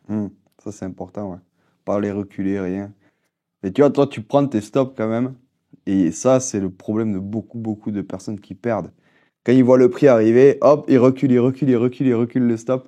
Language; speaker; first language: French; native; French